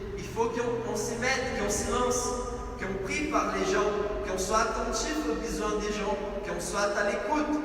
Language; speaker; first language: French; non-native, fluent; Portuguese